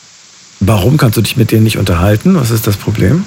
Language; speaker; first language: German; native; German